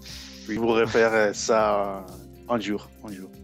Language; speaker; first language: French; non-native, learner; Spanish